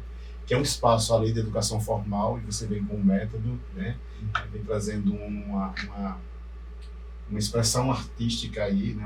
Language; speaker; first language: Portuguese; native; Portuguese